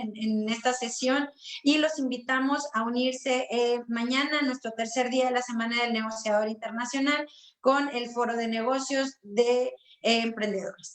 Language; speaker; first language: Spanish; native; Spanish